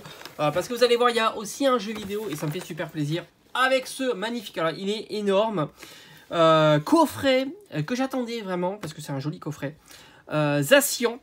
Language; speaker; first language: French; native; French